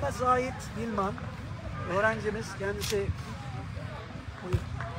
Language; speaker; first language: Turkish; native; Turkish